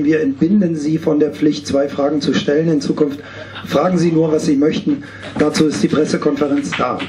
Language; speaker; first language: German; native; German